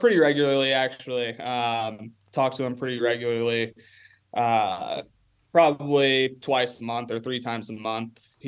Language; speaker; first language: English; native; English